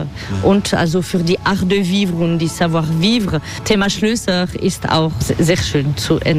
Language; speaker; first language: German; non-native, fluent; French